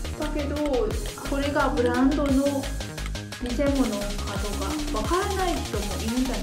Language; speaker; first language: Japanese; non-native, learner; Vietnamese